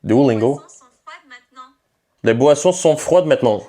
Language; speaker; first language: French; non-native, learner; English